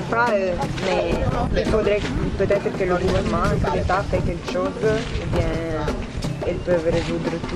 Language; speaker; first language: French; non-native, fluent; Italian